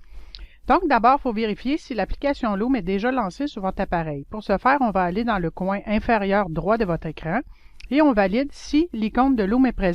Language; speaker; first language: French; native; French